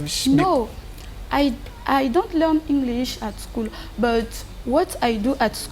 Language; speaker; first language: English; non-native, learner; French